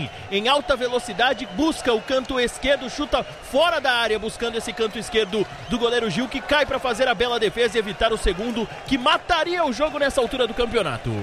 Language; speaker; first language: Portuguese; native; Portuguese